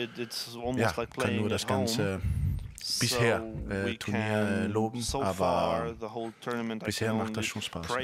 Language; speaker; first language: German; non-native, fluent; Danish